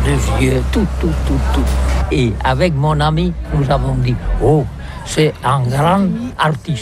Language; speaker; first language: French; non-native, learner; Catalan